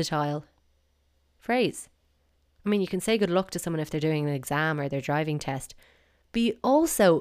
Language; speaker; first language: English; native; English